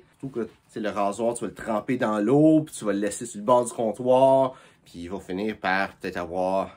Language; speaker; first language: French; native; French